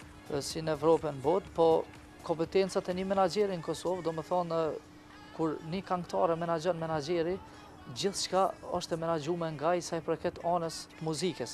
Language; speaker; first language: Albanian; native; Albanian